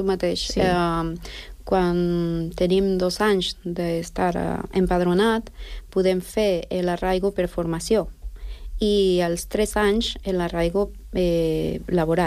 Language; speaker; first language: Catalan; non-native, fluent; Spanish